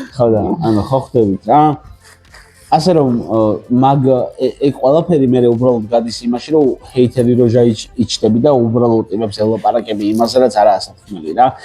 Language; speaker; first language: Georgian; native; Georgian